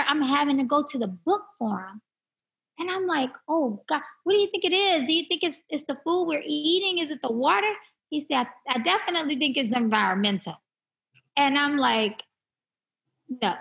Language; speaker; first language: English; native; English